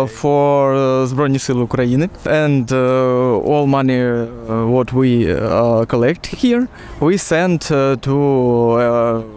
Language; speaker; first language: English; non-native, learner; Ukrainian